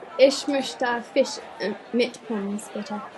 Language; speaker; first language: German; non-native, learner; English